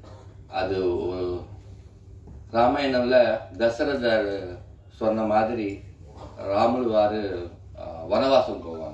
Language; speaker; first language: Tamil; non-native, learner; Telugu